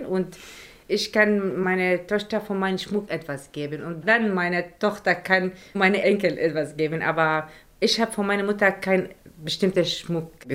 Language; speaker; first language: German; non-native, learner; Arabic